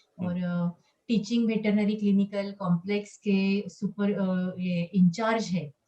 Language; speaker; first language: Hindi; non-native, local second language; Marathi